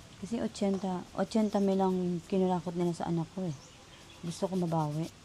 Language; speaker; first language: Filipino; non-native, local second language; Cebuano